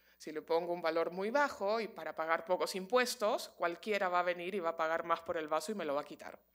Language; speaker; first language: Spanish; native; Spanish